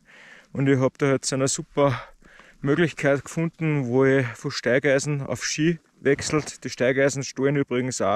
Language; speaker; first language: German; native; German